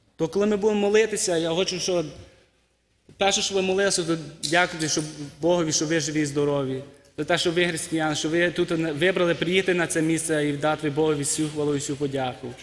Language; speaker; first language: Ukrainian; early bilingual, heritage; Ukrainian